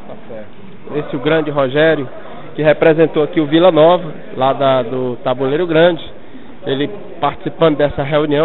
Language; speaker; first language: Portuguese; native; Portuguese